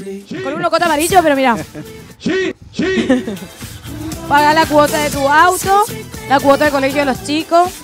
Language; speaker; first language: Spanish; native; Spanish